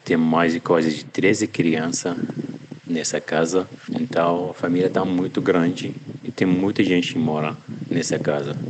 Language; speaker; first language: Portuguese; non-native, learner; Arabic